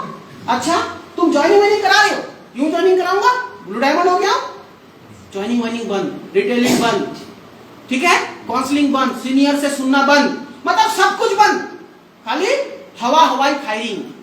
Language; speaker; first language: Hindi; non-native, local second language; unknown